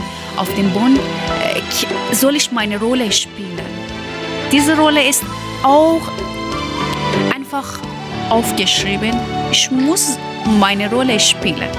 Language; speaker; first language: German; non-native, learner; Persian